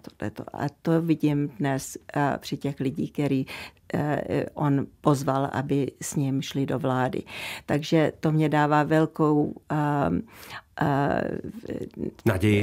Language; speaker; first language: Czech; early bilingual, heritage; Czech